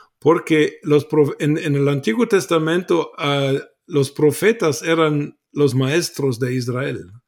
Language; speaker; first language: Spanish; non-native, fluent; German